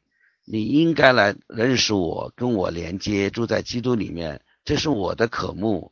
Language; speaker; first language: Chinese; native; Chinese